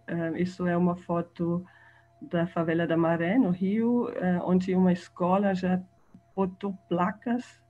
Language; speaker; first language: Portuguese; non-native, fluent; German